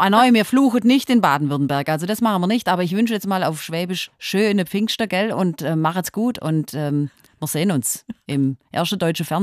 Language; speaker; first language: German; native; German